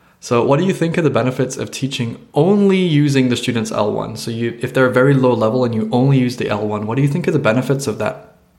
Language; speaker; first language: English; native; English